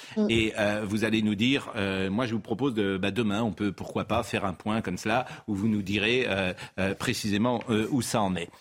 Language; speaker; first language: French; native; French